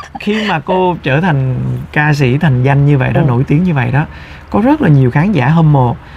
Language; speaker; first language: Vietnamese; early bilingual, heritage; Vietnamese